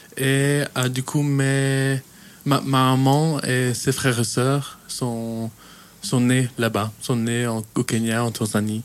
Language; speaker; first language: French; early bilingual, heritage; French